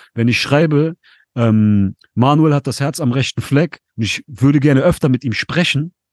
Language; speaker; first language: German; native; German